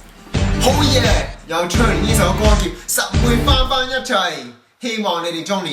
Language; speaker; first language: Cantonese; early bilingual, heritage; Cantonese